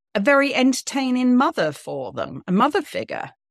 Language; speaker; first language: English; native; English